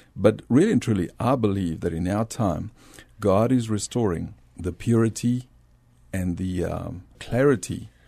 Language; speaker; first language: English; early bilingual, other home language; Spanish